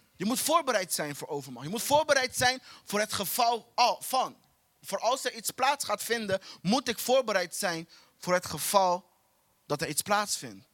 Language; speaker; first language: Dutch; non-native, fluent; Portuguese